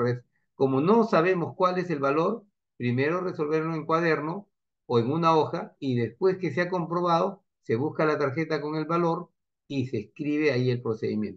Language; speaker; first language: Spanish; native; Spanish